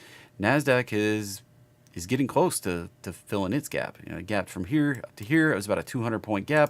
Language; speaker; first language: English; native; English